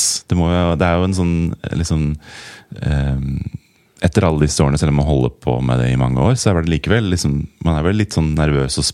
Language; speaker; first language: Norwegian; native; Norwegian